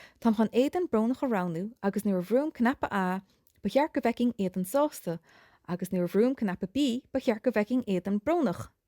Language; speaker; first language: Irish; native; Irish